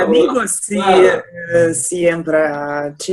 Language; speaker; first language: Spanish; non-native, learner; Russian